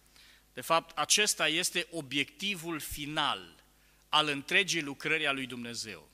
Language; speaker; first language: Romanian; native; Romanian